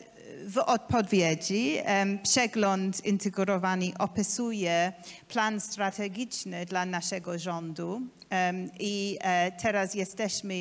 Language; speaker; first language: Polish; non-native, learner; English